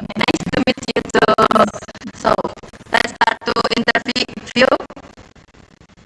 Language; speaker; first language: English; non-native, learner; Indonesian